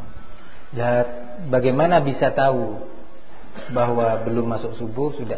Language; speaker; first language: Indonesian; native; Indonesian